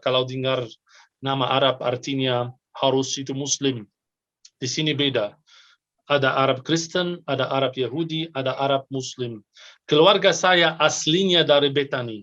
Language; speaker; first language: Indonesian; non-native, fluent; Arabic